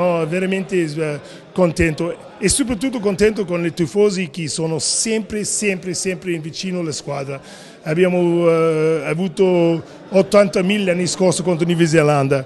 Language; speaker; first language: Italian; non-native, learner; English